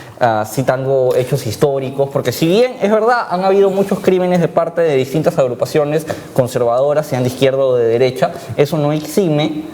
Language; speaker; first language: Spanish; native; Spanish